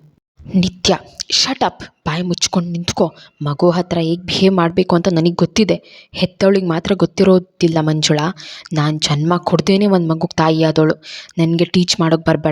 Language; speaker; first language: Kannada; native; Kannada